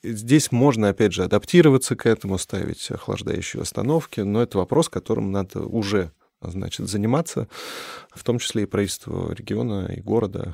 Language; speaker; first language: Russian; native; Russian